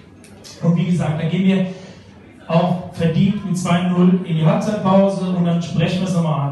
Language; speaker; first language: German; native; German